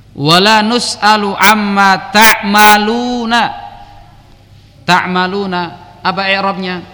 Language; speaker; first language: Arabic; non-native, local second language; Indonesian